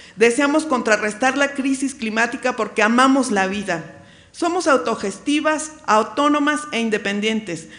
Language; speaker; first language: Spanish; native; Spanish